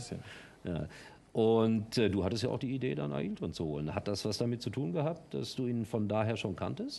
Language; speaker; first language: German; native; German